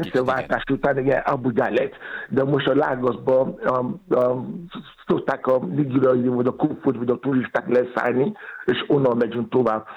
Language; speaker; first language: Hungarian; non-native, fluent; Yoruba